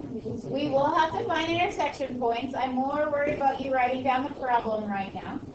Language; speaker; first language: English; native; English